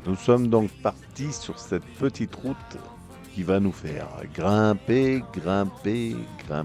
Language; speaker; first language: French; native; French